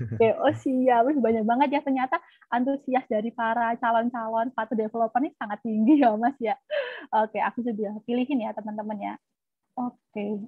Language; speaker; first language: Indonesian; native; Indonesian